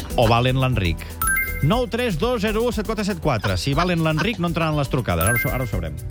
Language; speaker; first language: Catalan; native; Catalan